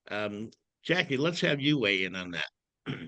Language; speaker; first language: English; native; English